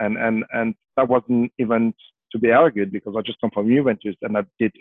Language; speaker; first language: English; non-native, fluent; French